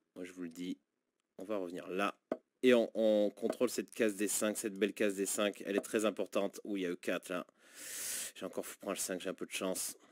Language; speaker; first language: French; native; French